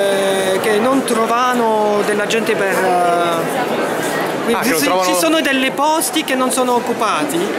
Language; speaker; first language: Italian; non-native, fluent; French